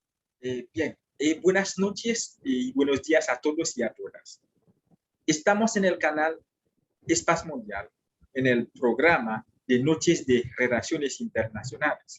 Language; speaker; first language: Spanish; non-native, fluent; French